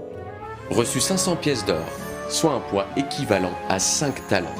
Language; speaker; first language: French; native; French